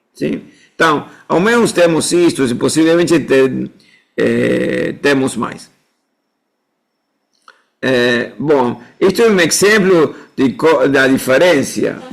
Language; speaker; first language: Portuguese; non-native, fluent; Spanish